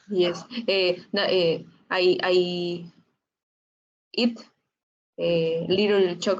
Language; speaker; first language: English; non-native, learner; Spanish